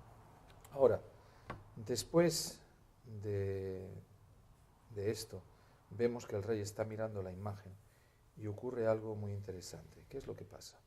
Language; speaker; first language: Spanish; native; Spanish